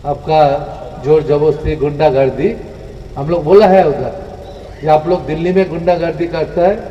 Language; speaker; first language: Hindi; non-native, local second language; Bangla